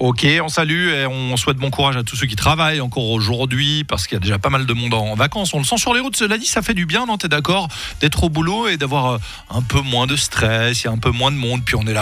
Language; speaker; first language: French; native; French